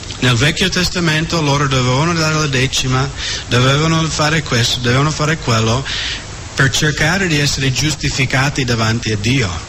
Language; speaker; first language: Italian; non-native, fluent; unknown